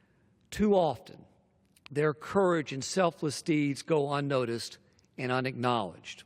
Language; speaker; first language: English; native; English